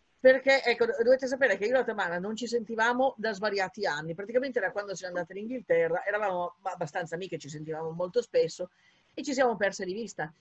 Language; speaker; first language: Italian; native; Italian